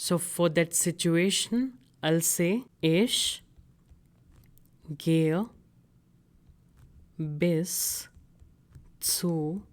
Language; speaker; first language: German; non-native, fluent; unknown